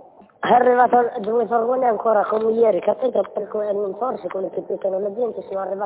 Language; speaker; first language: Italian; non-native, learner; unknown